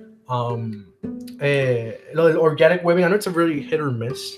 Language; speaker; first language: English; non-native, local second language; Spanish